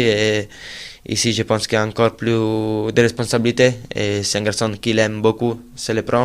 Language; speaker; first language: French; non-native, fluent; Italian